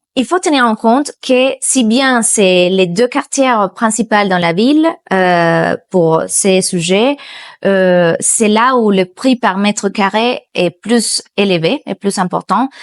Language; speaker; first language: French; non-native, fluent; Spanish